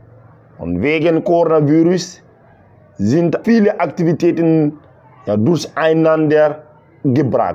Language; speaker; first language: German; non-native, learner; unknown